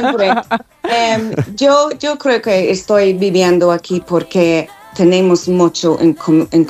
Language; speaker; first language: Spanish; non-native, learner; English